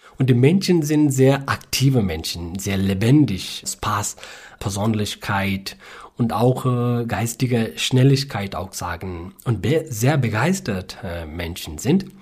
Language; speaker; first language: German; non-native, learner; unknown